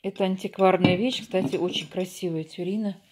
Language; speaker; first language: Russian; native; Russian